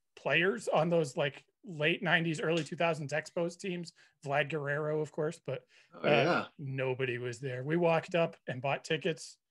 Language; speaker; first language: English; native; English